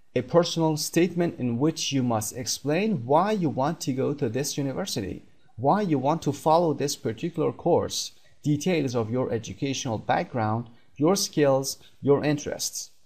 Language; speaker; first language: English; non-native, fluent; Persian